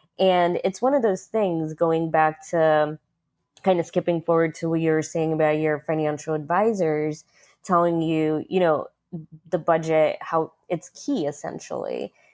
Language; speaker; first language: English; early bilingual, other home language; Russian